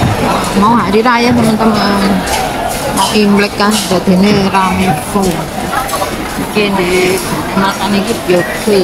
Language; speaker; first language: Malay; non-native, local second language; Javanese